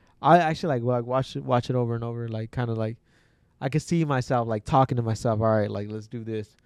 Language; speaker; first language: English; native; English